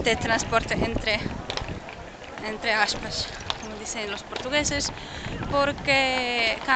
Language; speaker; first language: Spanish; non-native, fluent; Polish